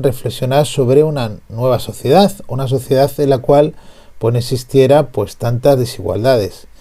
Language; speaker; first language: Spanish; native; Spanish